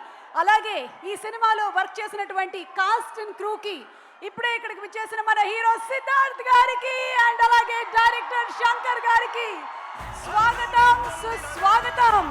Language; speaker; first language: Telugu; native; Telugu